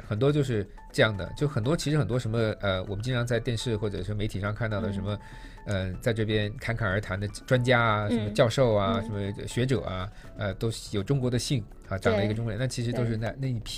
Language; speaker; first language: Chinese; native; Chinese